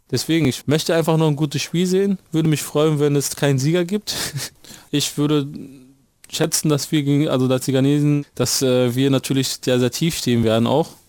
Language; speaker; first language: German; early bilingual, other home language; Akan